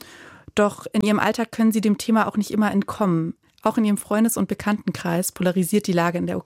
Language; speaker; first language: German; native; German